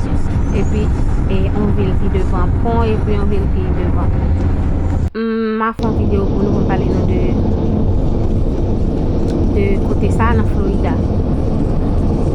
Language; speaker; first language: French; non-native, local second language; Haitian Creole